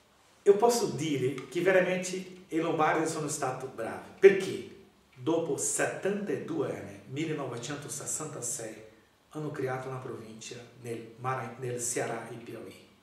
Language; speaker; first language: Italian; non-native, learner; Portuguese